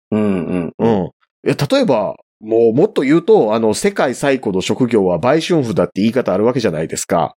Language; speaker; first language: Japanese; native; Japanese